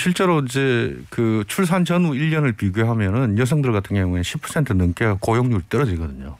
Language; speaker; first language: Korean; native; Korean